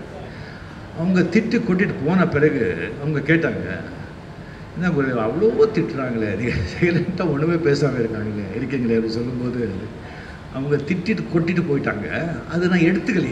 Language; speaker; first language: Tamil; non-native, fluent; Marathi